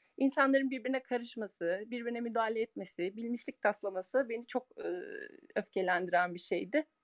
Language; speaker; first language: Turkish; early bilingual, heritage; Turkish